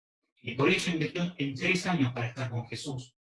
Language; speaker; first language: Spanish; early bilingual, other home language; Korean